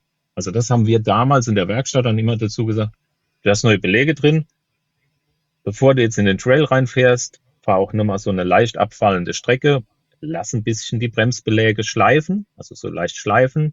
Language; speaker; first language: German; native; German